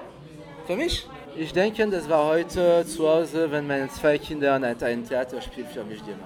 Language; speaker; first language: German; non-native, learner; French